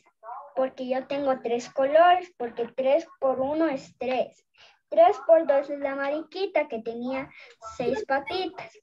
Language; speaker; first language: Spanish; native; Spanish